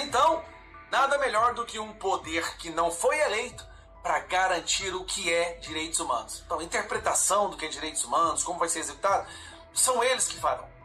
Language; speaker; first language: Portuguese; native; Portuguese